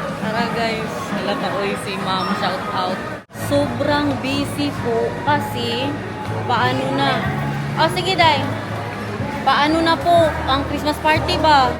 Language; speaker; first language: Filipino; non-native, local second language; Cebuano